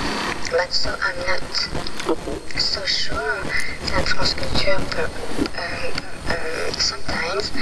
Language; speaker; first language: English; non-native, fluent; French